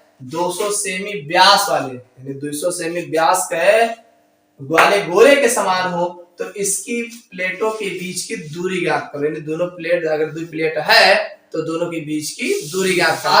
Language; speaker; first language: Hindi; native; Hindi